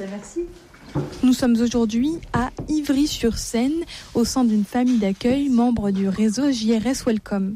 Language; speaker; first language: French; native; French